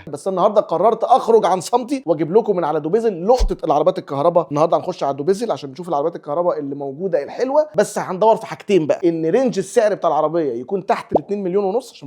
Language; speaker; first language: Arabic; native; Arabic